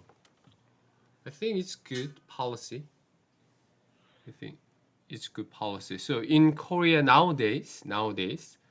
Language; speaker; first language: English; non-native, learner; Korean